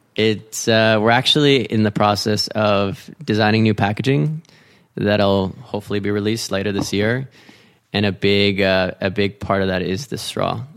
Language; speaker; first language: English; native; English